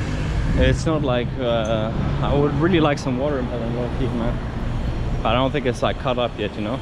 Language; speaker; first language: English; non-native, fluent; Finnish